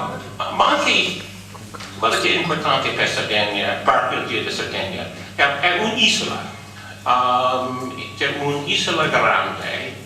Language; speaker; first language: Italian; non-native, fluent; English